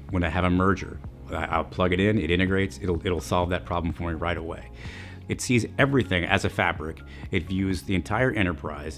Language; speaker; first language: English; native; English